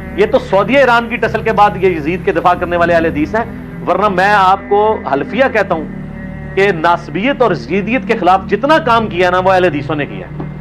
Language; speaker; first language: Urdu; non-native, local second language; Punjabi